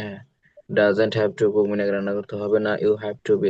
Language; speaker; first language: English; non-native, learner; Bangla